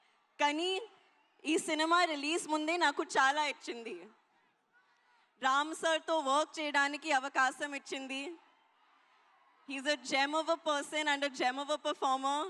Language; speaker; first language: Telugu; non-native, learner; Hindi